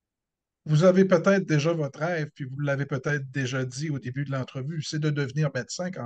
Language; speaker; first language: French; native; French